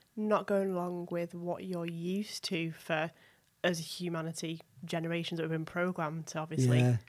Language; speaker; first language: English; native; English